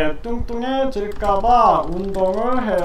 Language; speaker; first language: Korean; non-native, fluent; Vietnamese